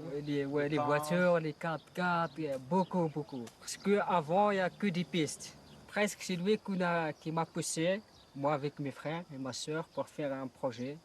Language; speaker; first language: French; non-native, learner; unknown